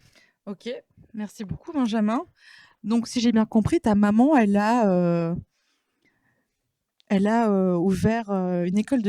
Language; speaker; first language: French; native; French